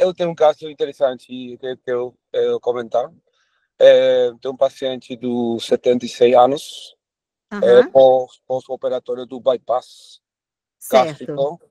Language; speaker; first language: Portuguese; non-native, learner; Spanish